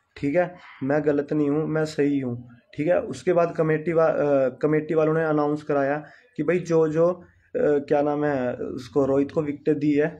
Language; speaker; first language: Hindi; non-native, local second language; Punjabi